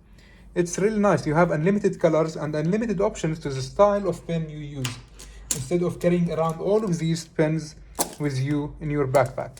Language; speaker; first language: English; non-native, fluent; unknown